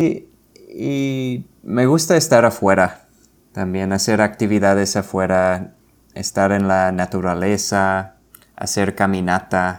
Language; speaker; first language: Spanish; non-native, fluent; English